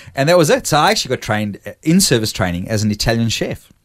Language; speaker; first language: English; native; English